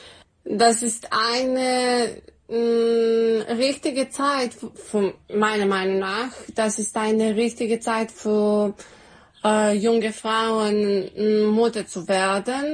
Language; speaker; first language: German; non-native, fluent; Serbian